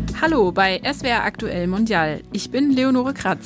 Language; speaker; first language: German; native; German